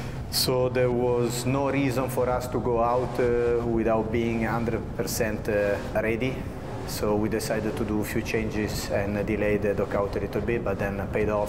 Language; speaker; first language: English; non-native, fluent; Italian